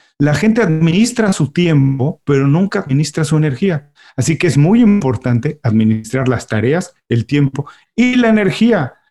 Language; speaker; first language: Spanish; native; Spanish